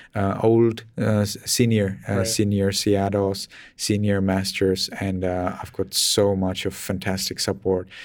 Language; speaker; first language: English; non-native, fluent; Czech